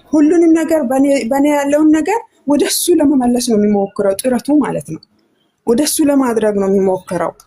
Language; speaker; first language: Amharic; non-native, local second language; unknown